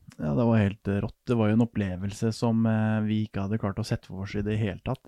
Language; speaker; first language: Norwegian; native; Norwegian